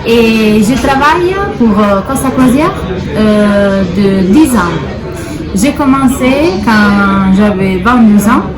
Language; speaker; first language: French; non-native, fluent; Italian